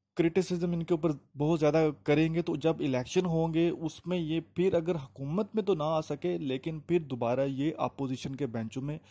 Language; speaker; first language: Urdu; native; Urdu